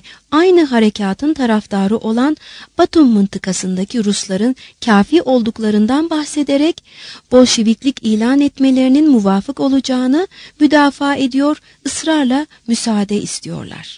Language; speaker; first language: Turkish; native; Turkish